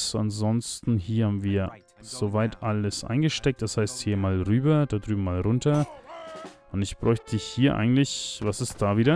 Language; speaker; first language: German; native; German